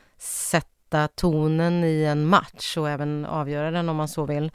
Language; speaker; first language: Swedish; native; Swedish